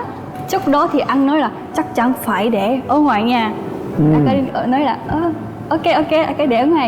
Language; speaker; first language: Vietnamese; non-native, learner; Japanese